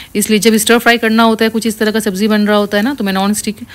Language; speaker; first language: Hindi; native; Hindi